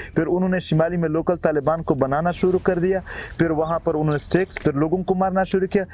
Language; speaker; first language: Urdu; non-native, local second language; Pashto